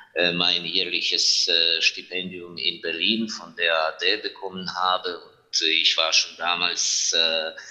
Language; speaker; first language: German; non-native, fluent; Ukrainian